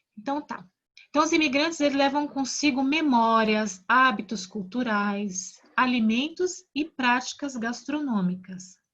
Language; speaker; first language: Portuguese; native; Portuguese